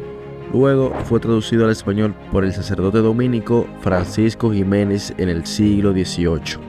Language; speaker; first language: Spanish; native; Spanish